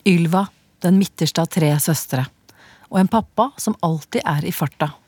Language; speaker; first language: Norwegian; native; Norwegian